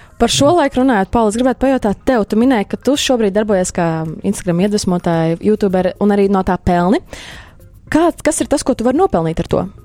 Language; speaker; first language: Latvian; native; Latvian